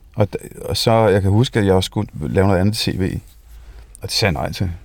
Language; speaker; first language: Danish; early bilingual, other home language; Hindi